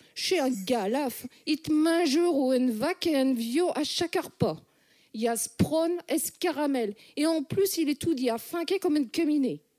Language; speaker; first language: French; native; French